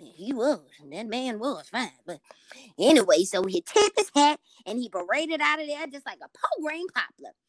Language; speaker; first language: English; native; English